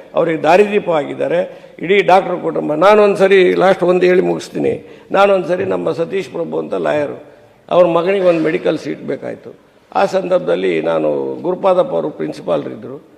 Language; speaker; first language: Kannada; native; Kannada